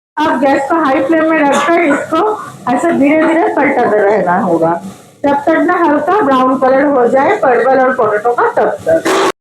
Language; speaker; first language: Hindi; non-native, local second language; Bangla